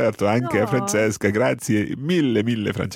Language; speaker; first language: Italian; non-native, fluent; English